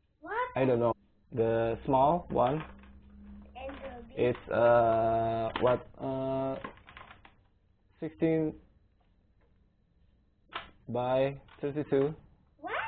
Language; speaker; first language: English; non-native, learner; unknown